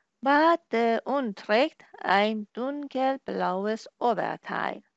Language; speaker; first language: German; non-native, fluent; Persian